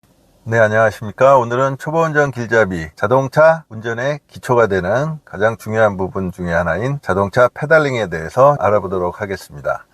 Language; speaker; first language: Korean; native; Korean